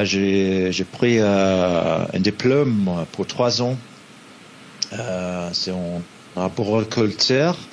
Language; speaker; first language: French; non-native, fluent; English